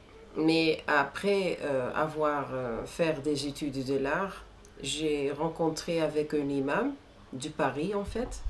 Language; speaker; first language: French; non-native, fluent; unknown